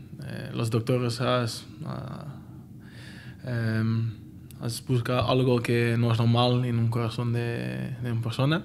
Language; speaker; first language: Spanish; non-native, learner; Dutch